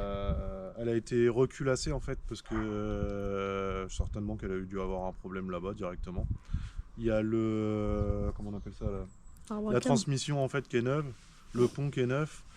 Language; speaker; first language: French; native; French